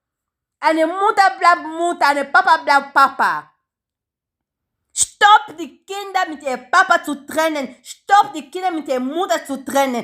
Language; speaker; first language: German; non-native, learner; Lingala